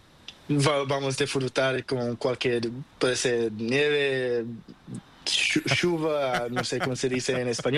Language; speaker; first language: Spanish; non-native, fluent; Portuguese